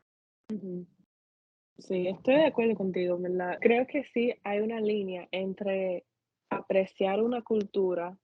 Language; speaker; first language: Spanish; non-native, fluent; English